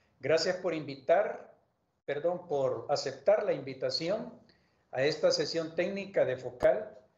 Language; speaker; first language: Spanish; native; Spanish